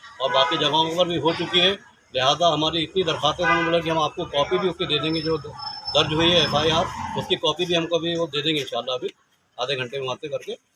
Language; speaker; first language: Urdu; native; Urdu